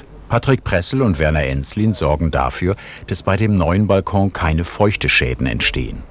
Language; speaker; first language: German; native; German